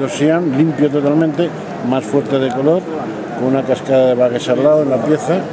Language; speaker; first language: Spanish; native; Spanish